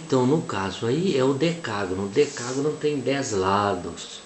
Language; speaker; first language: Portuguese; native; Portuguese